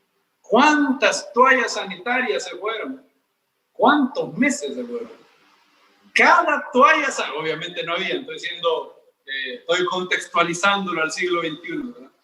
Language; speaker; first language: Spanish; native; Spanish